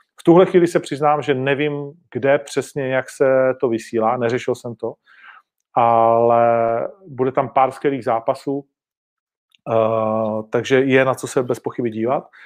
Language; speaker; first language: Czech; native; Czech